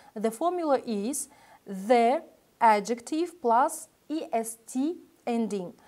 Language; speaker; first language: English; non-native, fluent; Kazakh